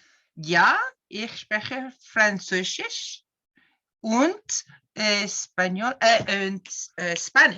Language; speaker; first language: German; non-native, learner; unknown